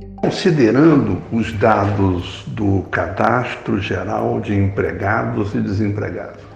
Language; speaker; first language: Portuguese; native; Portuguese